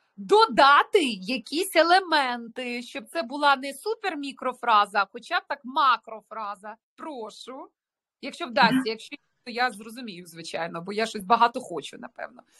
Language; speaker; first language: Ukrainian; non-native, local second language; Russian